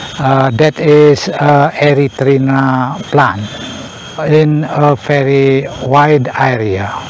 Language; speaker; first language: English; non-native, learner; Indonesian